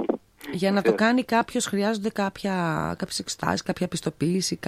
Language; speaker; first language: Greek; native; Greek